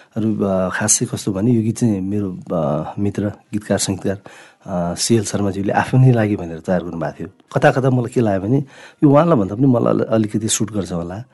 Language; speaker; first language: Nepali; non-native, local second language; Sherpa